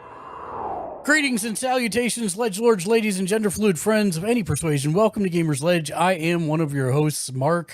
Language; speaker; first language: English; native; English